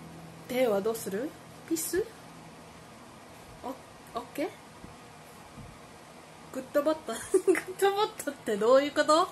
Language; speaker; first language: Japanese; non-native, learner; Filipino